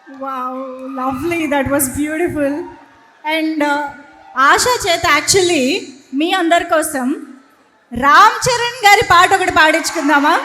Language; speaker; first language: Telugu; native; Telugu